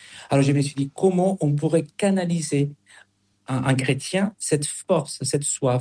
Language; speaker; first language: French; non-native, fluent; Spanish